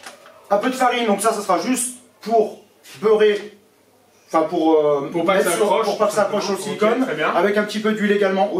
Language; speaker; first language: French; native; French